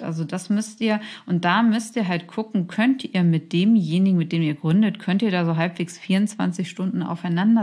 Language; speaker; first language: German; native; German